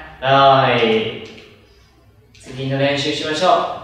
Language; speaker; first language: Japanese; non-native, fluent; Vietnamese